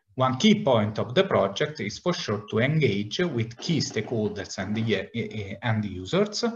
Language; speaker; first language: English; non-native, fluent; Italian